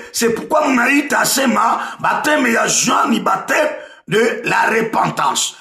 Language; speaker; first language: French; non-native, local second language; Swahili